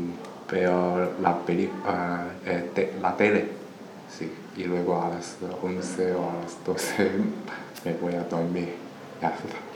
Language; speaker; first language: Spanish; non-native, learner; Chinese